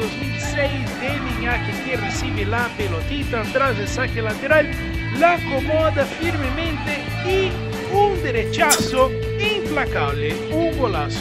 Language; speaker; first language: Spanish; native; Spanish